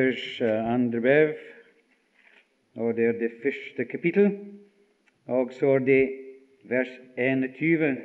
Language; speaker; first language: Norwegian; non-native, fluent; English